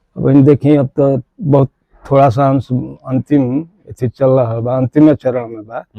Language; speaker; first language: Bhojpuri; native; Bhojpuri